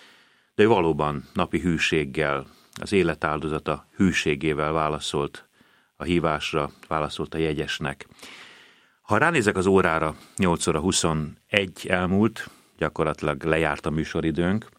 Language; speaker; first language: Hungarian; native; Hungarian